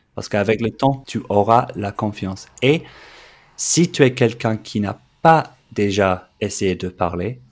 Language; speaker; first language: French; non-native, fluent; English